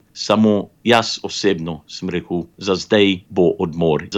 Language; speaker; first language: Slovenian; early bilingual, other home language; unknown